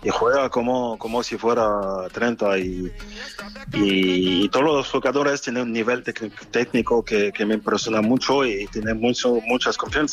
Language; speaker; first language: Spanish; non-native, fluent; French